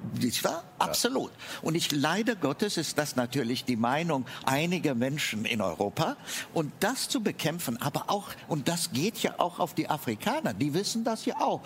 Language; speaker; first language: German; non-native, fluent; Amharic